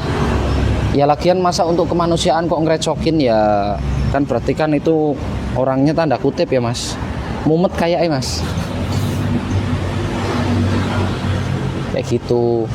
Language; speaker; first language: Indonesian; native; Indonesian